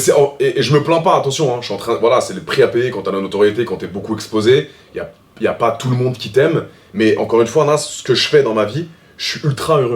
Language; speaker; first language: French; native; French